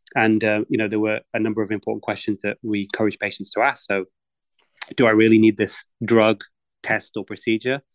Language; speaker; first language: English; native; English